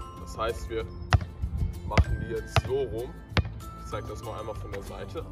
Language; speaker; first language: German; native; German